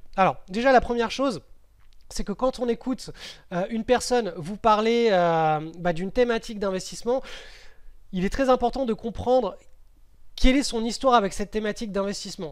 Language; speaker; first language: French; native; French